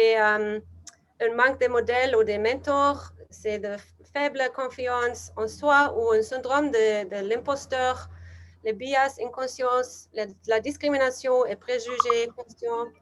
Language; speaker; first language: French; non-native, learner; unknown